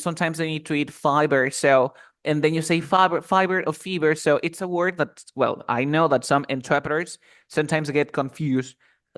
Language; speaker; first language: English; non-native, fluent; Spanish